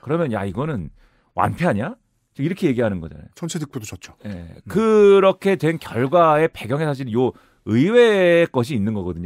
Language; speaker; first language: Korean; native; Korean